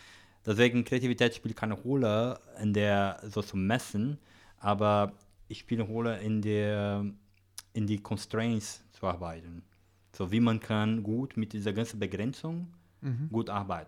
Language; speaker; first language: German; non-native, learner; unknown